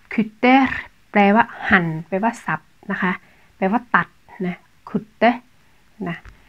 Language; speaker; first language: Thai; native; Thai